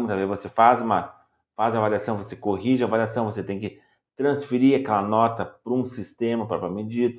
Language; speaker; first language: Portuguese; native; Portuguese